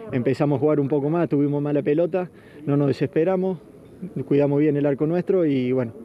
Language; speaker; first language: Spanish; native; Spanish